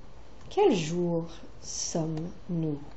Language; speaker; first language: French; non-native, fluent; English